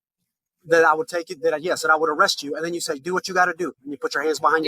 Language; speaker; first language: English; native; English